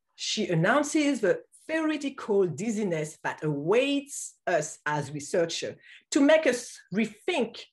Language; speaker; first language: English; non-native, fluent; French